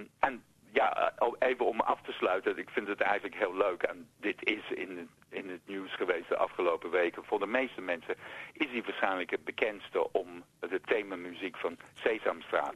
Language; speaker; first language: Dutch; non-native, fluent; English